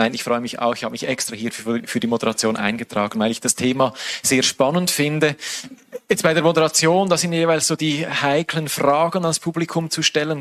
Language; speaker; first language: German; native; German